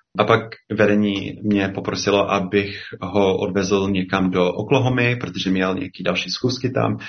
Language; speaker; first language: Czech; non-native, fluent; English